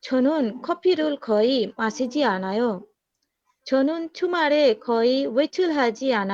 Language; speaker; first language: Korean; non-native, learner; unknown